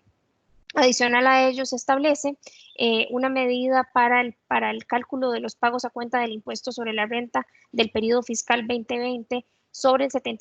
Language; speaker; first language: Spanish; native; Spanish